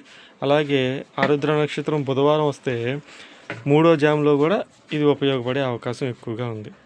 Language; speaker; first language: Telugu; native; Telugu